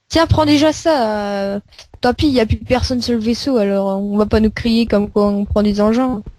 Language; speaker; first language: French; native; French